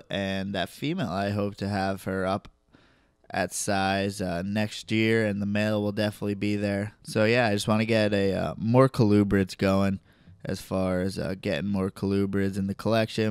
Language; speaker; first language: English; native; English